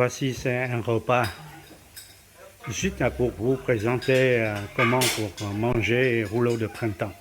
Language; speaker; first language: French; non-native, learner; Vietnamese